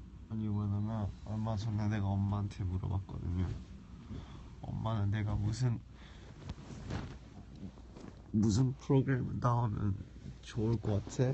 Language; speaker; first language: Korean; early bilingual, heritage; Korean